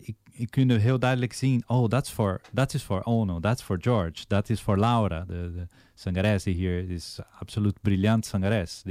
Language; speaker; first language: Dutch; non-native, fluent; Portuguese